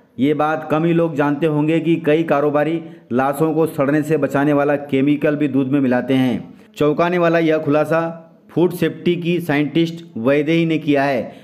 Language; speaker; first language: Hindi; native; Hindi